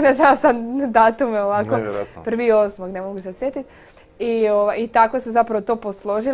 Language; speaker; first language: Croatian; native; Croatian